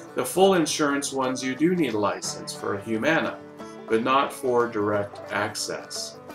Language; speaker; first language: English; native; English